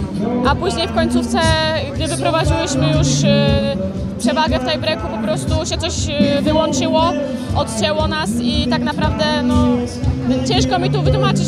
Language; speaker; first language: Polish; native; Polish